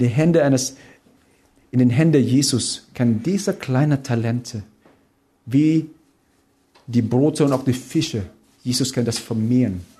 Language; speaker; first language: German; non-native, fluent; Filipino